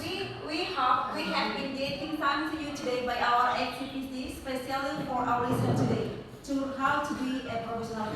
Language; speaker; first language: English; non-native, learner; Indonesian